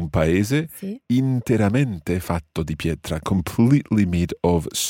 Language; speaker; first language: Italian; non-native, fluent; English